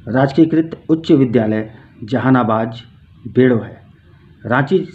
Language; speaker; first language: Hindi; native; Hindi